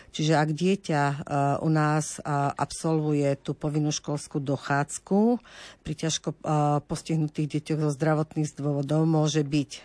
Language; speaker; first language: Slovak; native; Slovak